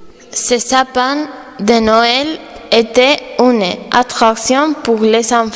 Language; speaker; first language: French; non-native, learner; Spanish